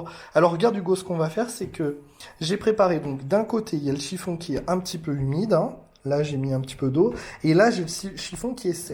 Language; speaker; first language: French; native; French